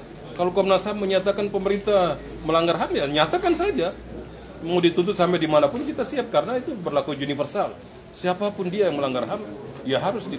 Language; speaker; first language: Indonesian; native; Indonesian